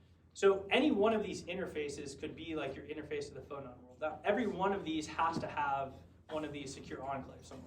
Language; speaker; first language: English; native; English